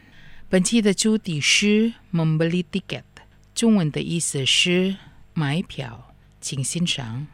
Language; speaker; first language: Chinese; non-native, fluent; Indonesian